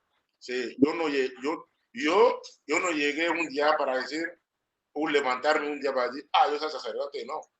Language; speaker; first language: Spanish; non-native, learner; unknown